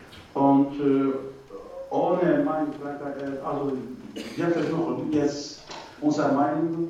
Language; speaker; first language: German; non-native, learner; Turkish